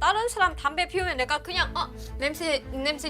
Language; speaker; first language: Korean; non-native, learner; Vietnamese